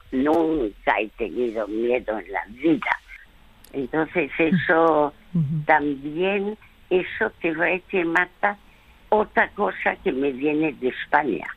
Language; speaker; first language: Spanish; early bilingual, other home language; French